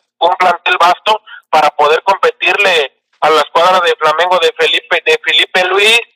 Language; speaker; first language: Spanish; native; Spanish